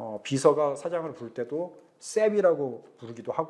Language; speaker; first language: Korean; native; Korean